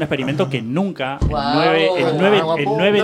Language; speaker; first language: Spanish; native; Spanish